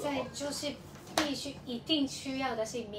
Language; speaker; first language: Chinese; non-native, fluent; Japanese